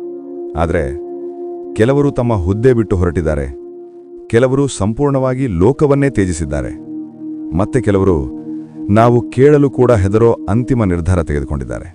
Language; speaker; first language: Kannada; native; Kannada